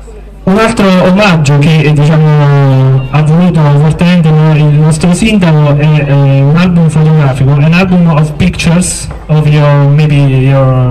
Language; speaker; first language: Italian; native; Italian